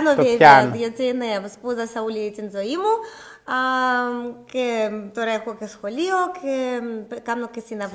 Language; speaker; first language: Greek; non-native, learner; Russian